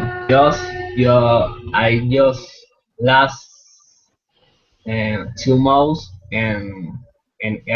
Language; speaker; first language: English; non-native, learner; Spanish